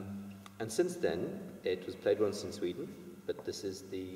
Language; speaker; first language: English; native; English